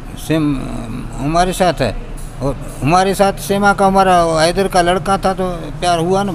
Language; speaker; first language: Hindi; non-native, local second language; Baluchi